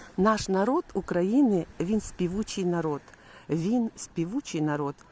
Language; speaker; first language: Ukrainian; non-native, local second language; Russian